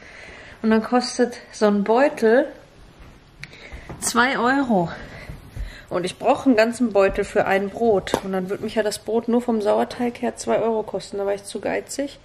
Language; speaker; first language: German; native; German